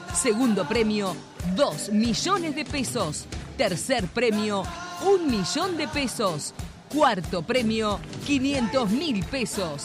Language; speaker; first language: Spanish; native; Spanish